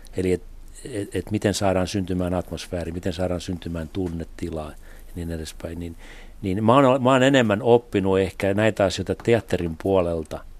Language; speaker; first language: Finnish; native; Finnish